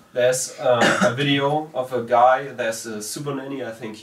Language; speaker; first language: English; non-native, fluent; German